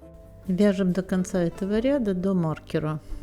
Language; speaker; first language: Russian; native; Russian